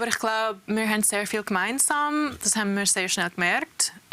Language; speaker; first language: German; early bilingual, heritage; English